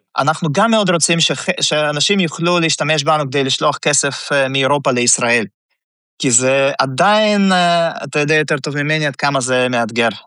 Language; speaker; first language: Hebrew; early bilingual, other home language; Russian